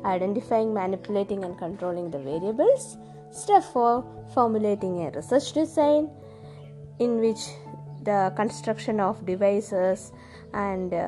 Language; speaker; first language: English; non-native, local second language; Malayalam